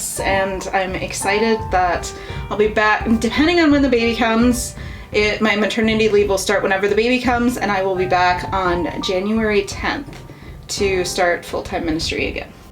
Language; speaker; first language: English; native; English